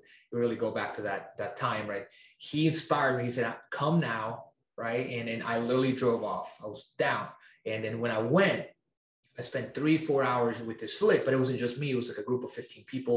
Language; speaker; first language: English; non-native, fluent; Spanish